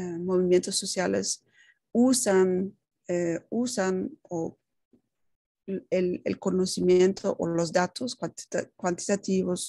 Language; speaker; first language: Spanish; non-native, fluent; Dutch